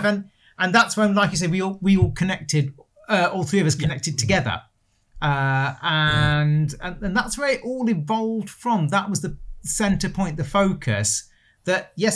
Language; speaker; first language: English; native; English